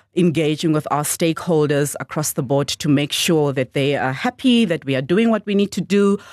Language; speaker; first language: English; non-native, local second language; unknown